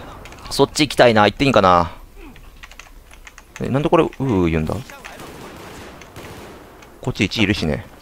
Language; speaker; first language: Japanese; native; Japanese